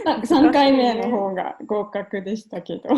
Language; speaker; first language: Japanese; non-native, fluent; German